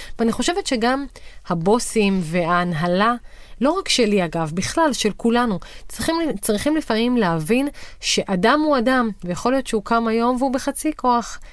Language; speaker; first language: Hebrew; native; Hebrew